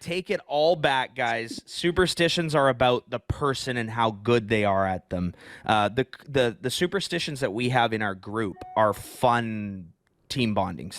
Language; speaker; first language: English; native; English